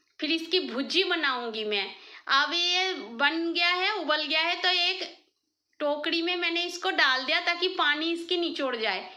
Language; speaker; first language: Hindi; non-native, local second language; Bangla